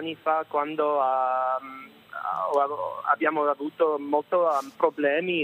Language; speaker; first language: Italian; non-native, learner; English